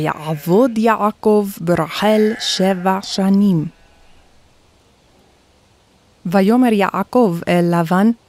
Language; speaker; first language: Hebrew; non-native, fluent; Korean